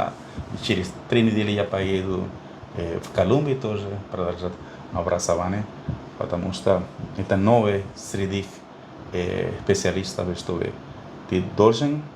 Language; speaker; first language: Russian; non-native, fluent; Spanish